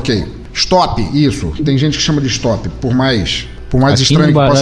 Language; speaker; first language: Portuguese; native; Portuguese